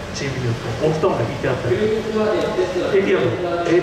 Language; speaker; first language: Japanese; native; Japanese